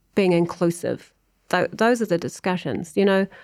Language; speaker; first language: English; native; English